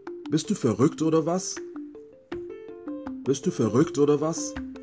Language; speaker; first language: German; non-native, fluent; English